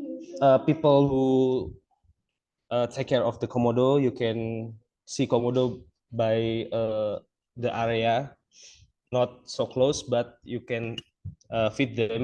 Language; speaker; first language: English; non-native, local second language; Indonesian